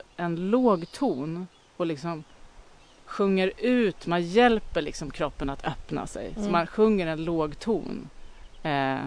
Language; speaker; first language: Swedish; native; Swedish